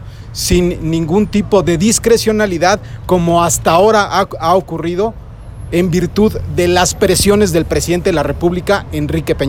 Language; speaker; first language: Spanish; native; Spanish